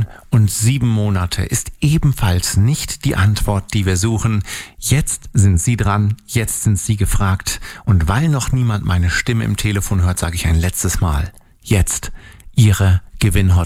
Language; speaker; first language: German; native; German